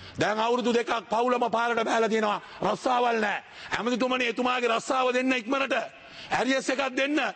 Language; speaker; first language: Sinhala; non-native, local second language; Tamil